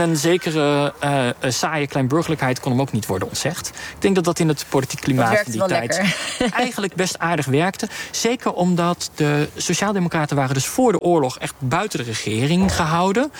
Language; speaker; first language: Dutch; native; Dutch